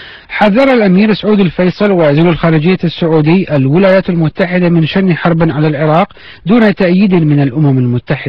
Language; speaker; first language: Arabic; native; Arabic